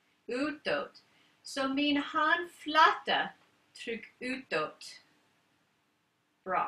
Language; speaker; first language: Swedish; non-native, learner; English